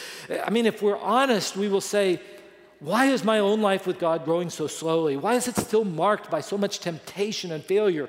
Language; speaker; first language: English; native; English